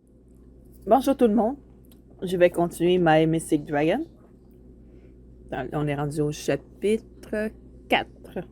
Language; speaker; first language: French; native; French